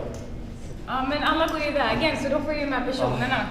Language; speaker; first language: Swedish; native; Swedish